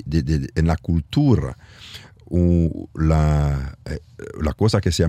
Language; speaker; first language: Spanish; non-native, learner; French